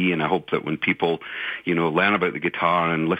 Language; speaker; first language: English; native; English